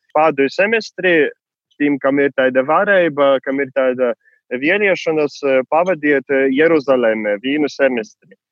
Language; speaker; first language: Latvian; non-native, fluent; Russian